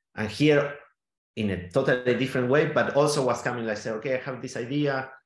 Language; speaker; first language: English; non-native, fluent; Spanish